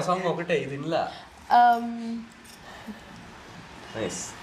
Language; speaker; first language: Telugu; native; Telugu